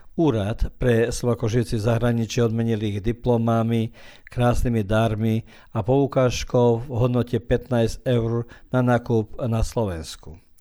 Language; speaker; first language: Slovak; early bilingual, heritage; Slovak